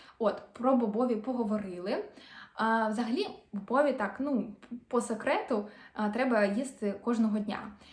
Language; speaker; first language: Ukrainian; non-native, local second language; Russian